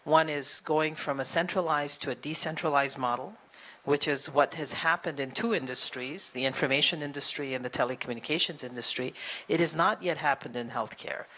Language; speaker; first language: English; native; English